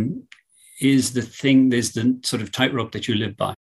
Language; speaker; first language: English; native; English